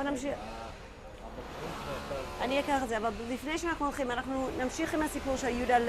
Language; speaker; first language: Hebrew; native; Hebrew